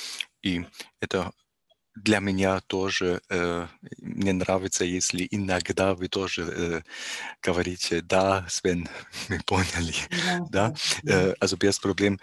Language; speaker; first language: Russian; non-native, learner; German